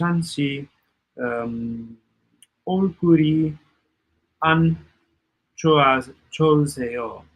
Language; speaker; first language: Korean; non-native, learner; Italian